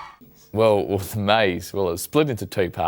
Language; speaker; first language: English; native; English